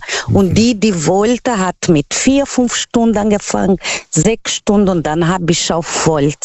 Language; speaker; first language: German; non-native, learner; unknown